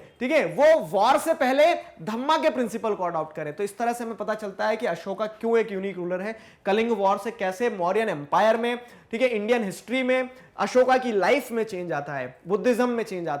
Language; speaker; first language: Hindi; native; Hindi